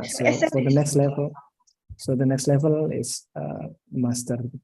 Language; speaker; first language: English; non-native, learner; Indonesian